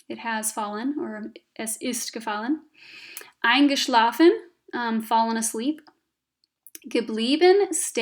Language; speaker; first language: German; non-native, fluent; English